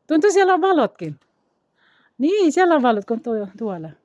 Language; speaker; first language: Finnish; non-native, learner; Bikol